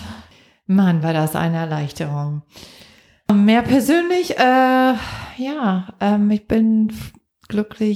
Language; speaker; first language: German; non-native, fluent; English